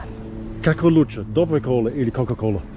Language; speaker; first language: Russian; non-native, learner; English